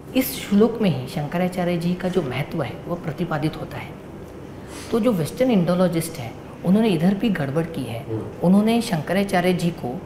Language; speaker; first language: Hindi; non-native, local second language; Marathi